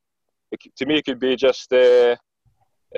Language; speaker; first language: English; non-native, fluent; Greek